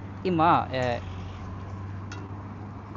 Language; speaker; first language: Japanese; non-native, learner; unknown